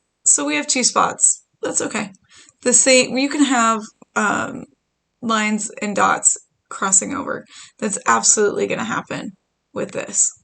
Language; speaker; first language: English; native; English